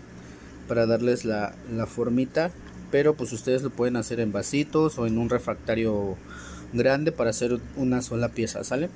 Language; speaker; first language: Spanish; native; Spanish